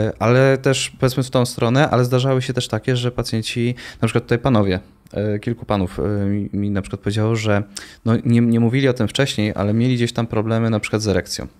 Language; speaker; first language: Polish; native; Polish